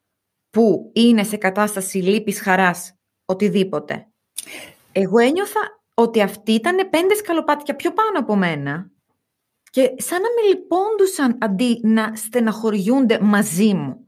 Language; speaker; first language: Greek; native; Greek